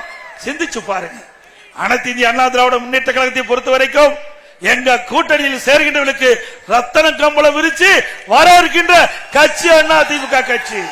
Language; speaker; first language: Tamil; native; Tamil